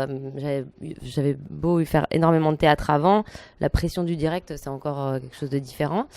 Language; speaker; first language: French; native; French